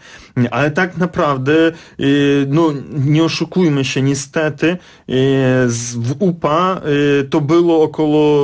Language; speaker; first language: Polish; non-native, fluent; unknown